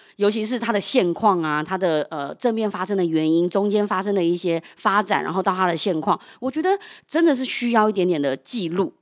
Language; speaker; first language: Chinese; native; Chinese